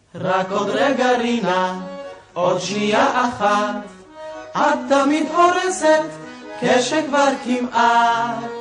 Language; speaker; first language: Hebrew; native; Hebrew